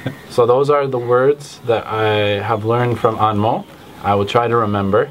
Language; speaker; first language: English; native; English